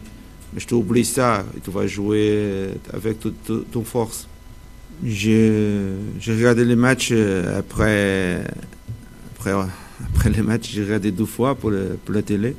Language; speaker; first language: French; non-native, fluent; Portuguese